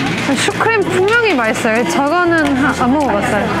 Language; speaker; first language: Korean; non-native, fluent; German